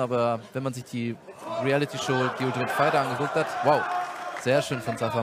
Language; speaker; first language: German; native; German